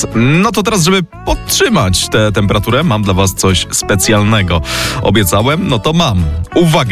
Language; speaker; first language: Polish; native; Polish